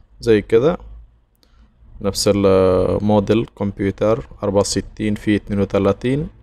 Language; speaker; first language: Arabic; non-native, learner; Bangla